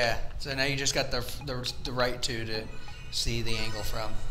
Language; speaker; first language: English; native; English